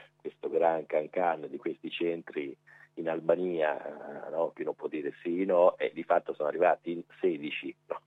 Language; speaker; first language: Italian; native; Italian